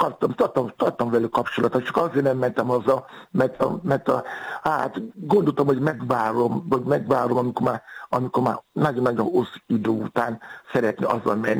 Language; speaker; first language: Hungarian; non-native, fluent; Yoruba